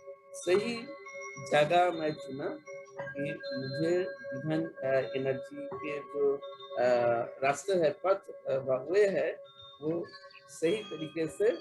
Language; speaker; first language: Hindi; non-native, local second language; Bangla